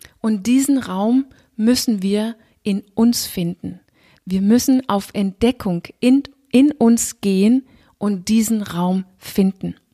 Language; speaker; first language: German; non-native, fluent; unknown